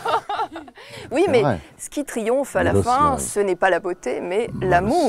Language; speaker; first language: French; native; French